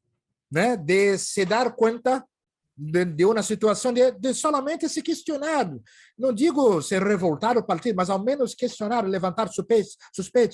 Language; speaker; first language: Portuguese; native; Portuguese